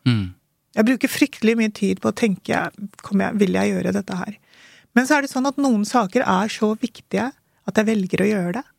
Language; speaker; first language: Norwegian; early bilingual, other home language; Urdu